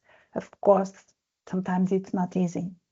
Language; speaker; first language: English; non-native, learner; Portuguese